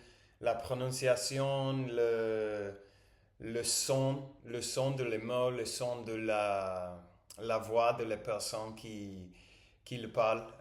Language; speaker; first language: French; non-native, learner; English